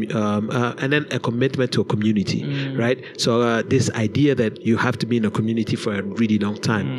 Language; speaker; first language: English; non-native, local second language; Kinyarwanda